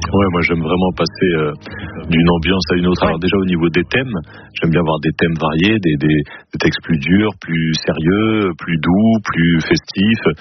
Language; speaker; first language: French; native; French